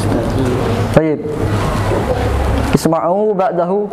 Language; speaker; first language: Arabic; non-native, learner; Indonesian